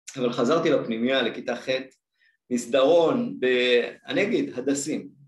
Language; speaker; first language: Hebrew; native; Hebrew